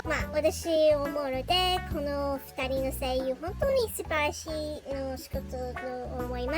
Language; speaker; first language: Japanese; non-native, learner; English